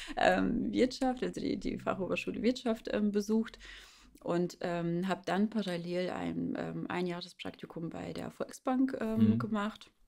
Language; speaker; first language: German; early bilingual, other home language; Russian